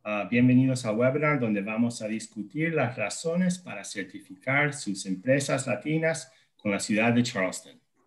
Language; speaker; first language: Spanish; non-native, fluent; English